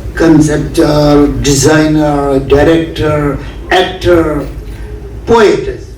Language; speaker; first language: English; non-native, local second language; Punjabi